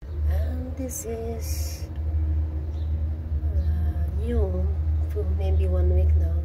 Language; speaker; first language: English; non-native, learner; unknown